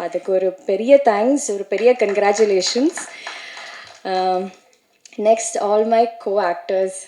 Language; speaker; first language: Tamil; non-native, learner; Malayalam